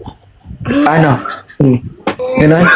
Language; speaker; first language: Filipino; native; Filipino